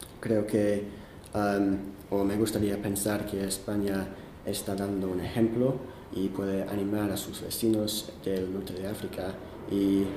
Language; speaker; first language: Spanish; non-native, fluent; English